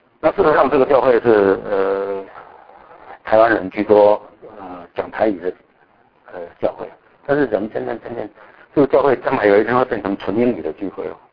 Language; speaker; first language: Chinese; native; Chinese